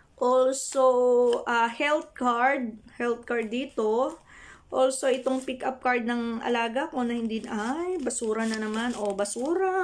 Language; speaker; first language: Filipino; non-native, local second language; Hiligaynon